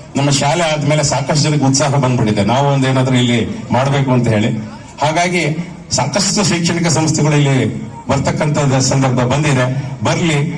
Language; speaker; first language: Kannada; native; Kannada